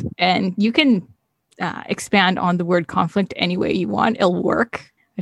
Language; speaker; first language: English; native; English